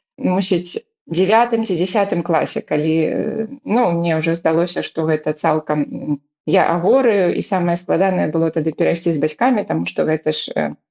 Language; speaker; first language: Belarusian; non-native, local second language; Russian